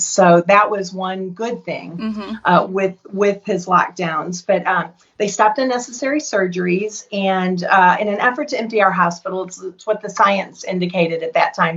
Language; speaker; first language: English; native; English